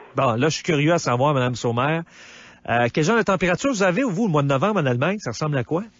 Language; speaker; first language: French; native; French